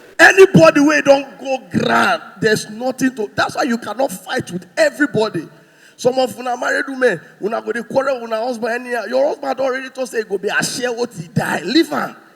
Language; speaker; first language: Nigerian Pidgin; non-native, local second language; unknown